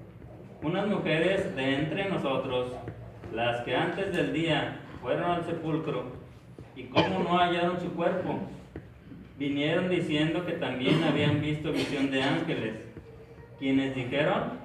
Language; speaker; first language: Spanish; native; Spanish